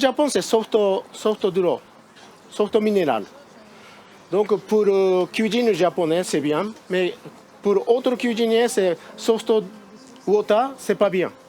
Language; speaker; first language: French; non-native, learner; Japanese